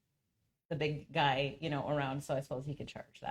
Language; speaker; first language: English; native; English